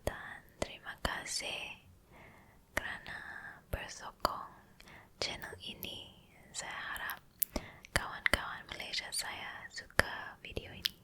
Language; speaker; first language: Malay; non-native, local second language; Chinese